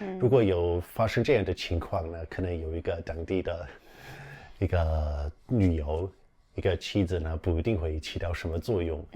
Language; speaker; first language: Chinese; non-native, fluent; English